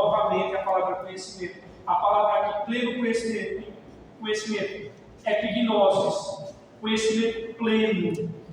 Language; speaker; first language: Portuguese; native; Portuguese